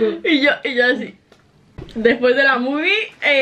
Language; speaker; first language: Spanish; native; Spanish